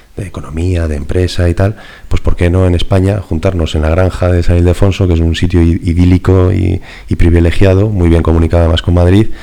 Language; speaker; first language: Spanish; native; Spanish